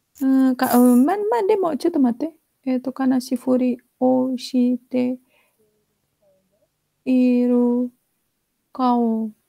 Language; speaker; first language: Japanese; non-native, fluent; Indonesian